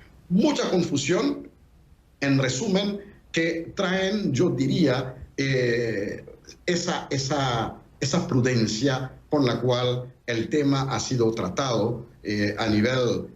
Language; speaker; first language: Spanish; non-native, fluent; Haitian Creole